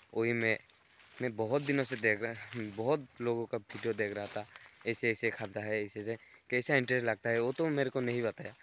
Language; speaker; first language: Hindi; non-native, local second language; Assamese